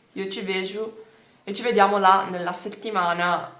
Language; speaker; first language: Italian; non-native, fluent; Portuguese